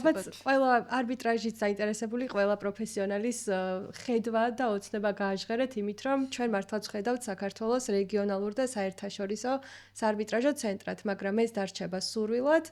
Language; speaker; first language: Georgian; native; Georgian